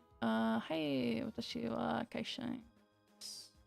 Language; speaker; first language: Japanese; non-native, learner; English